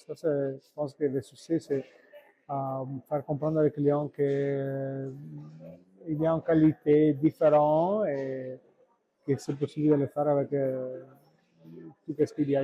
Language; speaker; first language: French; non-native, learner; Italian